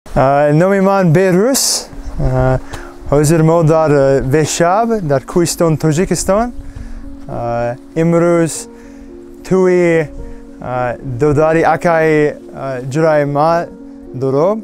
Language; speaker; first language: Persian; non-native, learner; English